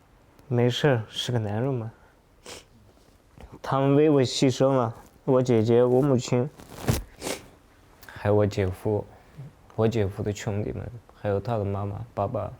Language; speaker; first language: Chinese; non-native, local second language; Uyghur